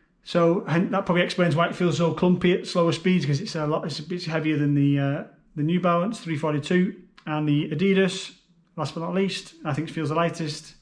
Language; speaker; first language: English; native; English